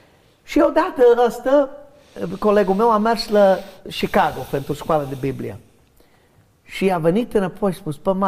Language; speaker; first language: Romanian; non-native, learner; English